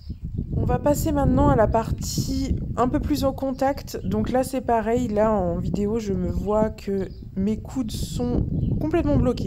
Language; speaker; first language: French; native; French